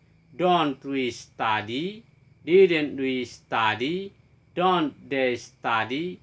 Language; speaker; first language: English; non-native, fluent; Indonesian